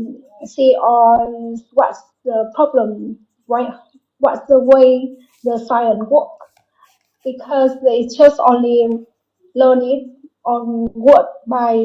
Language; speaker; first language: English; non-native, learner; Vietnamese